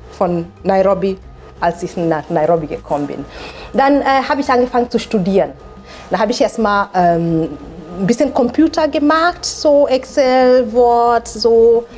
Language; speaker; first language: German; non-native, fluent; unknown